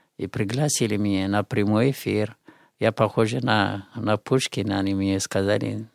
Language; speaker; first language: Russian; non-native, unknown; Amharic